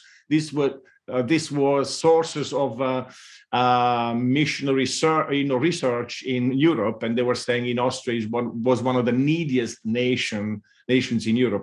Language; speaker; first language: English; non-native, fluent; Italian